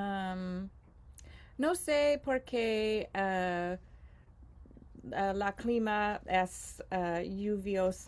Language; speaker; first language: Spanish; non-native, learner; English